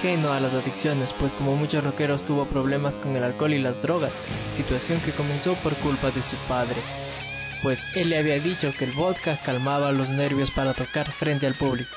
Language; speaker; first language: Spanish; native; Spanish